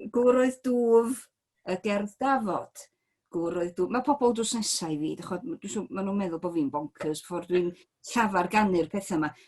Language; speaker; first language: Welsh; native; Welsh